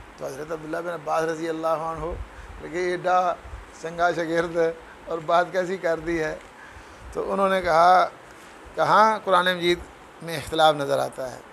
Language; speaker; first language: Urdu; non-native, local second language; Punjabi